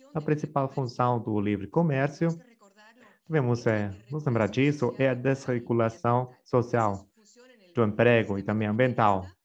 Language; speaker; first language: Portuguese; non-native, fluent; Spanish